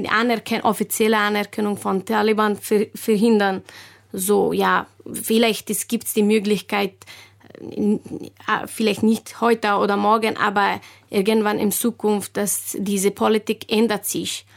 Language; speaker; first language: German; non-native, learner; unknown